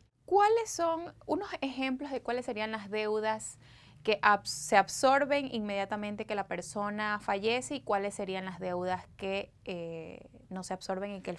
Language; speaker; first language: Spanish; native; Spanish